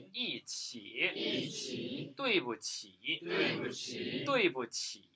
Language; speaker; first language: Chinese; non-native, fluent; Korean